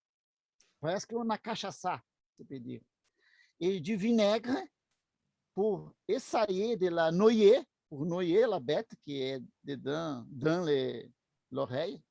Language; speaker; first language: French; non-native, learner; Portuguese